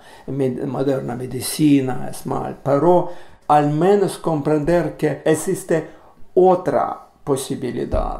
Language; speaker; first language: Spanish; non-native, learner; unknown